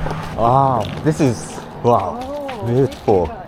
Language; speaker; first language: English; non-native, learner; Japanese